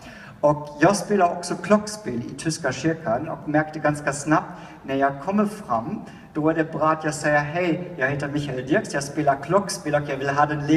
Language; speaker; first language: Swedish; non-native, fluent; German